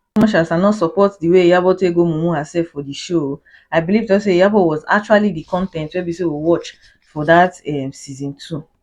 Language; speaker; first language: Nigerian Pidgin; native; Nigerian Pidgin